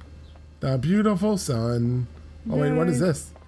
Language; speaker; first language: English; native; English